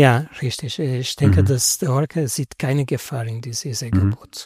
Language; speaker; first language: German; non-native, learner; Portuguese